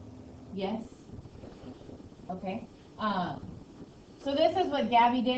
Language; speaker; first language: English; native; English